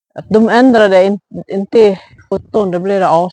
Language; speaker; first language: Swedish; non-native, learner; Filipino